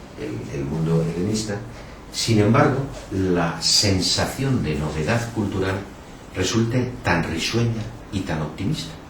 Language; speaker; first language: Spanish; native; Spanish